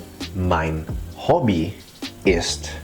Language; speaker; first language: German; non-native, fluent; Indonesian